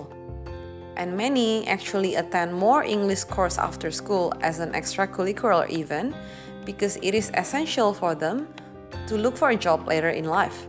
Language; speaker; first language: English; non-native, fluent; Indonesian